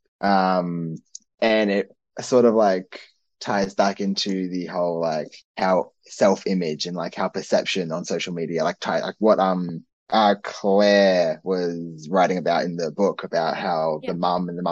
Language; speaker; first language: English; native; English